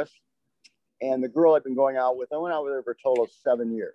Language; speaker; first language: English; native; English